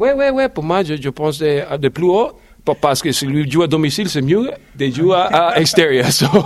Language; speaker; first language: French; non-native, learner; English